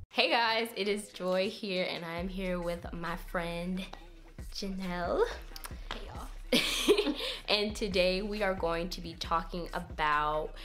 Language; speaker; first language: English; native; English